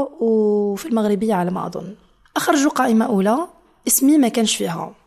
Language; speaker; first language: Arabic; non-native, fluent; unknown